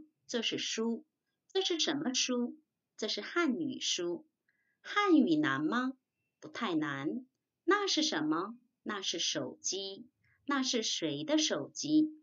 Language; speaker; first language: Chinese; non-native, fluent; Korean